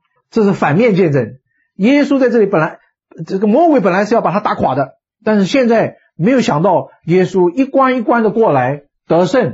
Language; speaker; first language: Chinese; native; Chinese